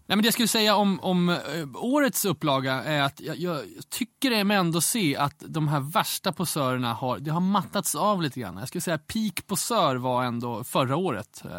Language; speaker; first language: Swedish; native; Swedish